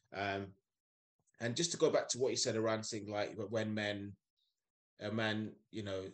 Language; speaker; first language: English; non-native, local second language; Yoruba